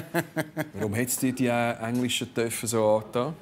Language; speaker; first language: German; native; German